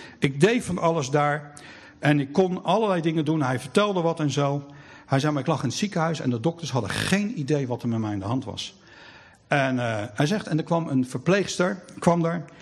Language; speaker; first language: Dutch; native; Dutch